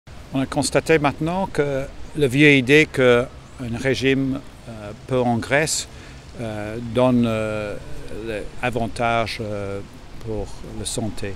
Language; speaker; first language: French; non-native, fluent; English